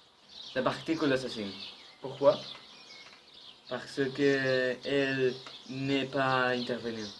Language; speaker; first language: French; non-native, learner; Spanish